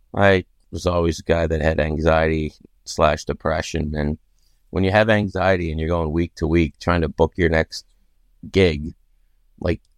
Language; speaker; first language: English; native; English